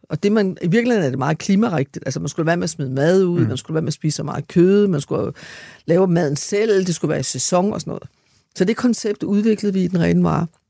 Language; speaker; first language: Danish; native; Danish